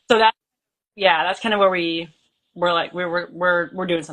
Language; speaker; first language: English; native; English